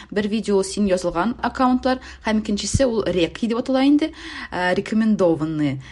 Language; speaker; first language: Tatar; native; Tatar